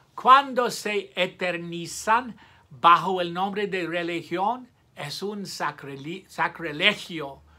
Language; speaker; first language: Spanish; non-native, fluent; English